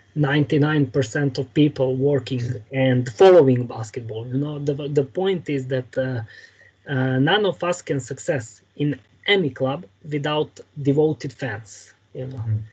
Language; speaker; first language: English; non-native, fluent; Serbian